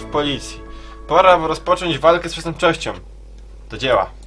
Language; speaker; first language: Polish; native; Polish